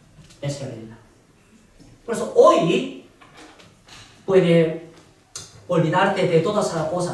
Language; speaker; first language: Spanish; non-native, learner; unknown